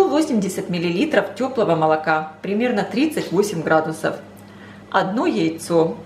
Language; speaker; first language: Russian; native; Russian